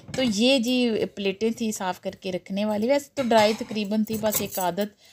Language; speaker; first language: Urdu; non-native, local second language; Punjabi